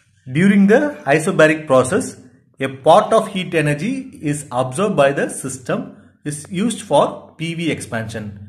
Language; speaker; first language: English; non-native, local second language; Tamil